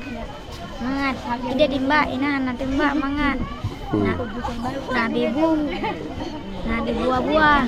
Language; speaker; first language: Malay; non-native, learner; Rohingya